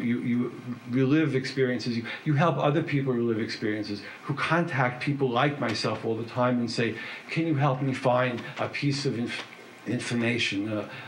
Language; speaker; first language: English; native; English